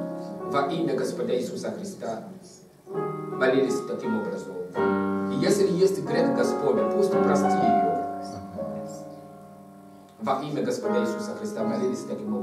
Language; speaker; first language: Russian; non-native, fluent; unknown